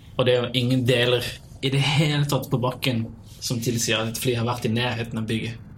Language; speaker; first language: Norwegian; early bilingual, other home language; Bosnian